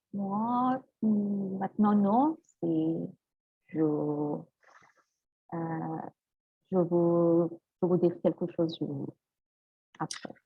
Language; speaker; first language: French; non-native, learner; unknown